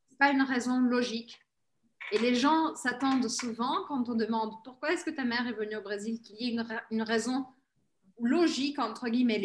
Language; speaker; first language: French; early bilingual, heritage; Portuguese